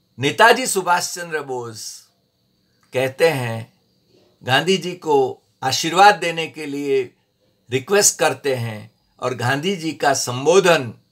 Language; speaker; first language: Hindi; non-native, local second language; Gujarati